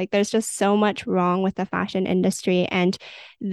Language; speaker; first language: English; native; English